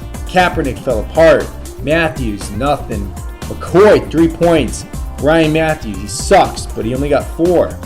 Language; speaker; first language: English; native; English